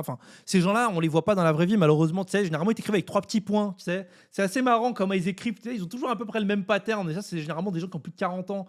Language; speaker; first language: French; native; French